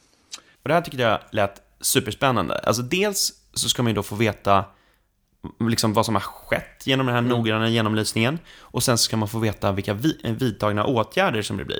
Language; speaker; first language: Swedish; native; Swedish